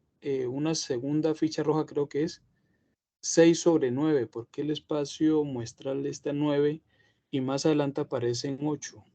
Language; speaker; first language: Spanish; native; Spanish